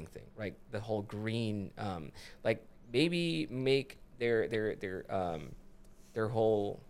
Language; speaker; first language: English; non-native, local second language; Filipino